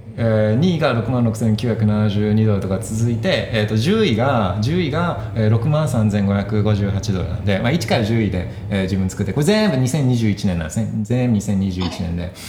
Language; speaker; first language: Japanese; early bilingual, heritage; Japanese